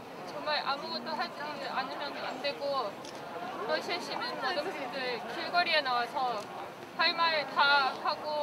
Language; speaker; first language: Korean; non-native, fluent; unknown